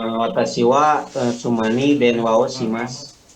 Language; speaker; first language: Japanese; non-native, learner; Indonesian